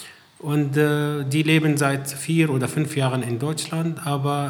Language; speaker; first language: German; non-native, fluent; Arabic